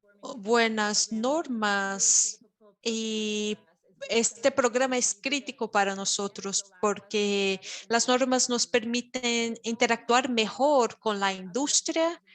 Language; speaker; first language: Spanish; non-native, fluent; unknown